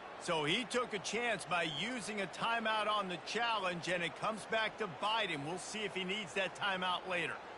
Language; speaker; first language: English; native; English